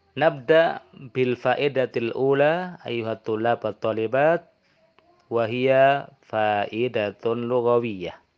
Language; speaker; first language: Arabic; non-native, fluent; Indonesian